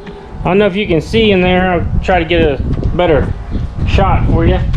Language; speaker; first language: English; native; English